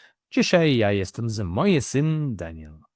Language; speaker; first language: Polish; non-native, learner; English